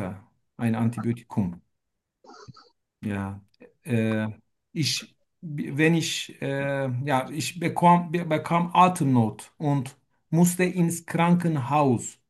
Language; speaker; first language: German; non-native, learner; Turkish